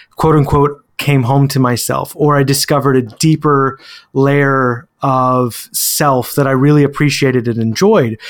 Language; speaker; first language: English; native; English